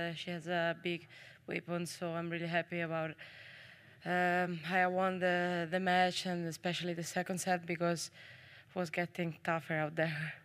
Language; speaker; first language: English; non-native, fluent; Italian